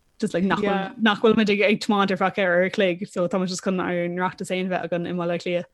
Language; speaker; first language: Irish; non-native, local second language; English